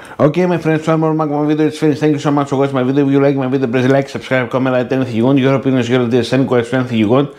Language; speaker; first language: English; non-native, learner; Greek